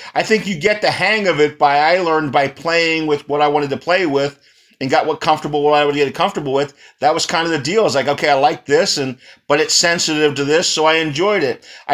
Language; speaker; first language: English; native; English